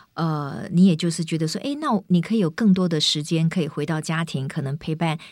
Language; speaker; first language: Chinese; native; Chinese